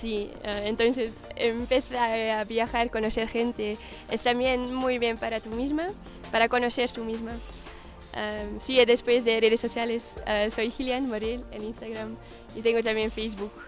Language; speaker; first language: Spanish; non-native, learner; Dutch